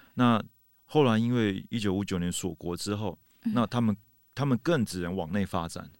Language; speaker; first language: Chinese; native; Chinese